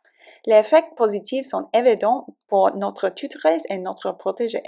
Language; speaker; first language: French; non-native, learner; English